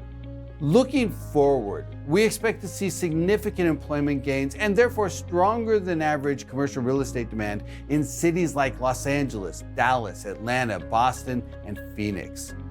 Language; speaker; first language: English; native; English